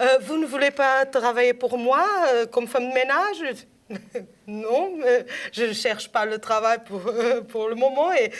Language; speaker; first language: French; non-native, fluent; Portuguese